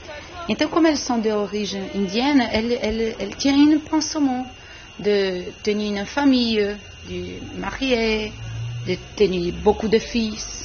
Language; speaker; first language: French; non-native, learner; Portuguese